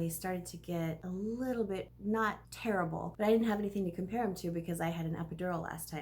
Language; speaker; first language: English; native; English